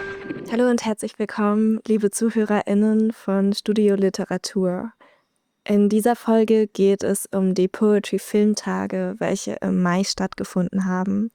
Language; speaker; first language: German; native; German